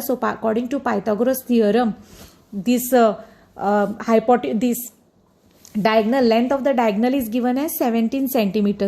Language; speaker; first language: English; non-native, local second language; Konkani